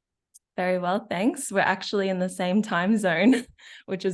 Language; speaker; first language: English; native; English